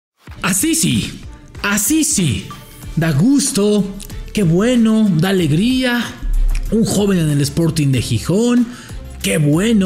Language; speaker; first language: Spanish; native; Spanish